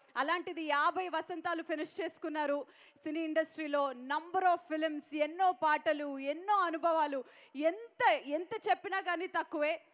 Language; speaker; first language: Telugu; native; Telugu